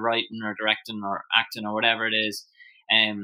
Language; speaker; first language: English; native; English